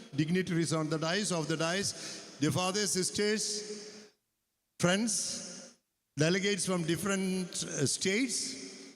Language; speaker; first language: English; non-native, local second language; Malayalam